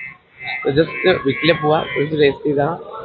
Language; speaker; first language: Malayalam; non-native, learner; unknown